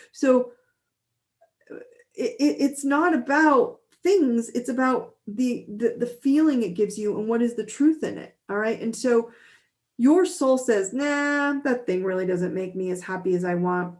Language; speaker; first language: English; native; English